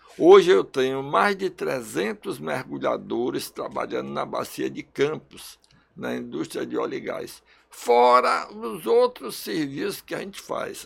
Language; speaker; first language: Portuguese; early bilingual, other home language; Russian